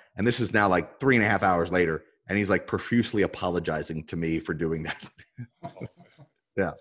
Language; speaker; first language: English; native; English